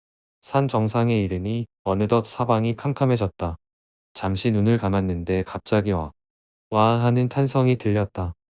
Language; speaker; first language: Korean; native; Korean